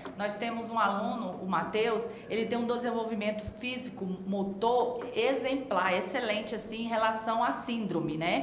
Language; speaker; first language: Portuguese; native; Portuguese